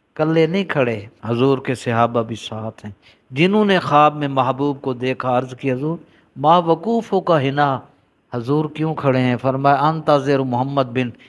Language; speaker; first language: Urdu; native; Urdu